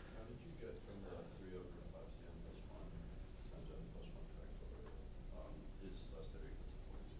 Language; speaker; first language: English; native; English